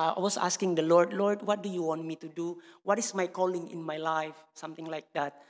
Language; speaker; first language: English; non-native, learner; Indonesian